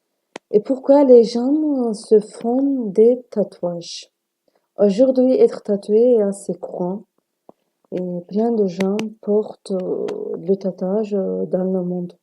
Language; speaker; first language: French; non-native, learner; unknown